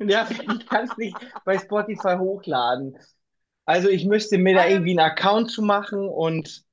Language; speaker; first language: German; native; German